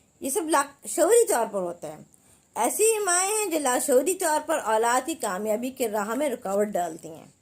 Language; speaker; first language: Urdu; native; Urdu